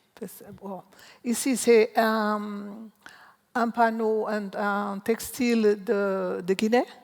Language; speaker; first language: French; non-native, learner; Portuguese